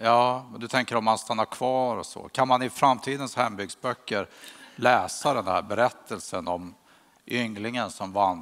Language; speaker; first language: Swedish; native; Swedish